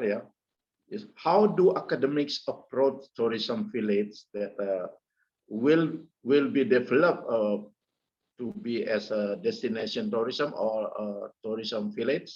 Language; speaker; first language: English; non-native, fluent; Indonesian